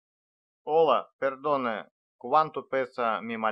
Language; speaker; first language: Spanish; non-native, learner; Russian